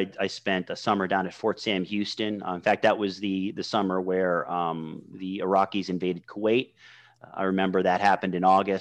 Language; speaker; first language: English; native; English